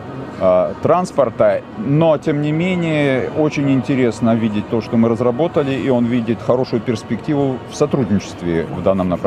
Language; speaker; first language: Russian; native; Russian